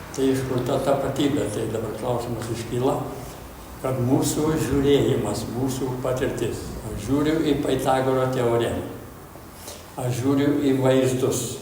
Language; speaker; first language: Lithuanian; early bilingual, heritage; Lithuanian